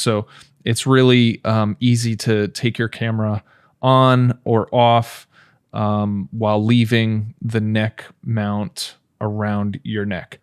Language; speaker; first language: English; native; English